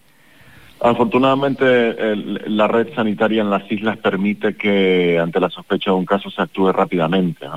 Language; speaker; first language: Spanish; native; Spanish